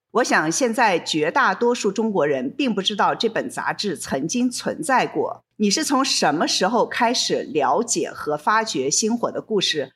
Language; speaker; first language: Chinese; native; Chinese